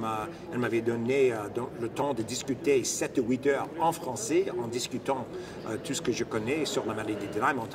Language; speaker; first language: French; non-native, fluent; English